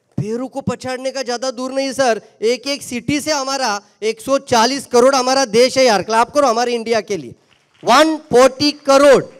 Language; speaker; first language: Hindi; non-native, local second language; Marathi